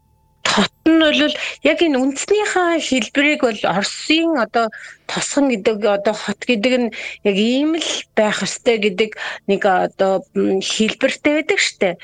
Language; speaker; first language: Mongolian; native; Mongolian